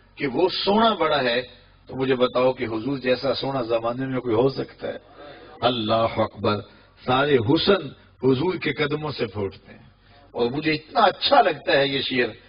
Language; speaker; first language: Urdu; non-native, local second language; Punjabi